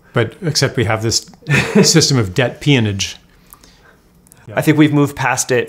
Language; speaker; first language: English; native; English